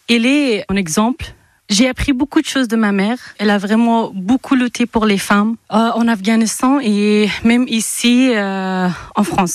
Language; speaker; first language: French; non-native, fluent; Persian